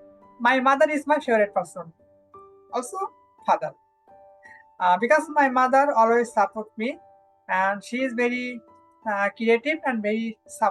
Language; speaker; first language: English; non-native, learner; Bangla